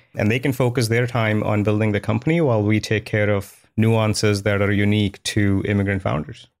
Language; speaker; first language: English; non-native, local second language; Hindi